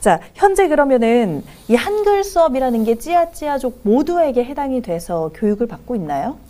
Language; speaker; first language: Korean; native; Korean